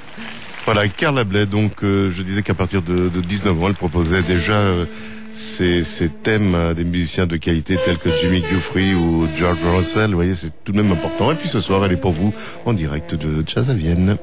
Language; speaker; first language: French; native; French